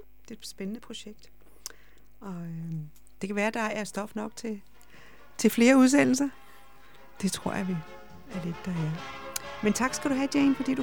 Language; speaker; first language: Danish; native; Danish